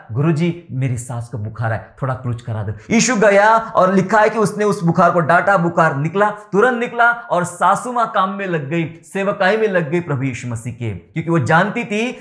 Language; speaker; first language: Hindi; non-native, local second language; Marathi